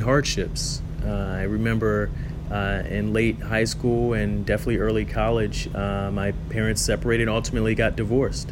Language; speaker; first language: English; native; English